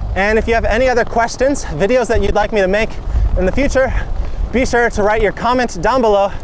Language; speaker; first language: English; native; English